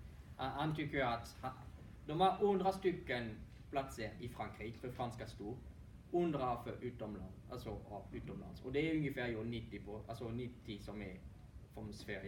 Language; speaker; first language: Swedish; non-native, fluent; French